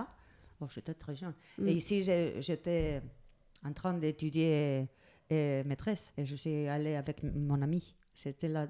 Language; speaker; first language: French; non-native, learner; Spanish